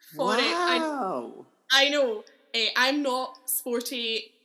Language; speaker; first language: English; native; English